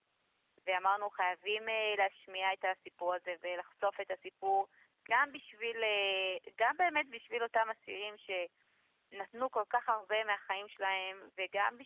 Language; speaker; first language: Hebrew; early bilingual, other home language; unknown